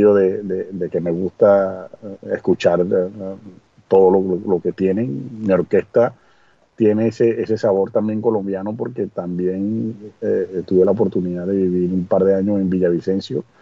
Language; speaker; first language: Spanish; native; Spanish